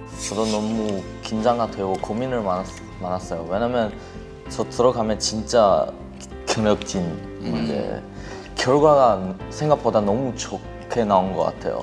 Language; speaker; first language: Korean; non-native, fluent; Chinese